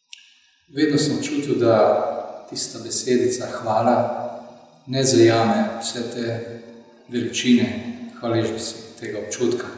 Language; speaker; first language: Slovenian; early bilingual, other home language; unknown